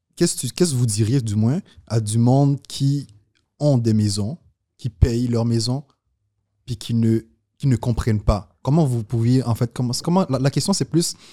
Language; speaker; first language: French; non-native, local second language; Haitian Creole